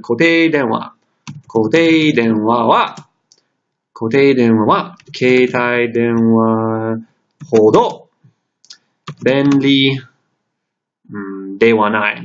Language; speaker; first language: Japanese; non-native, fluent; English